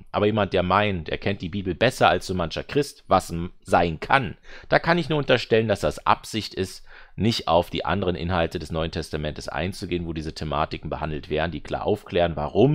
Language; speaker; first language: German; native; German